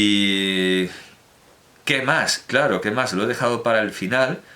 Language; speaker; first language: Spanish; native; Spanish